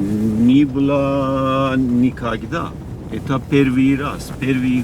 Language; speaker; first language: Russian; non-native, learner; Persian